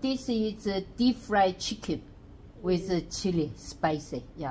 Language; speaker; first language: English; non-native, learner; Chinese